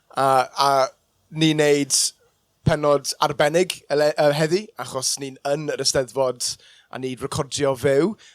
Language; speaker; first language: Welsh; non-native, local second language; English